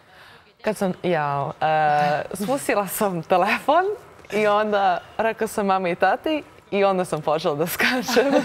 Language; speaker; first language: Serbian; early bilingual, heritage; Serbian